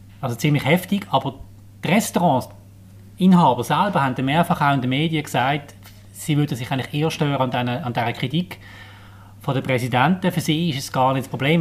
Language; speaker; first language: German; native; German